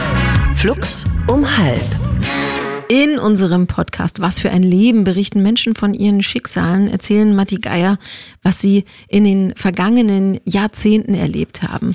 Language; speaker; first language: German; native; German